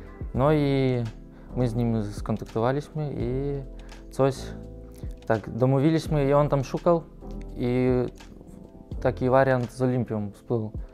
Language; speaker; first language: Polish; non-native, learner; Russian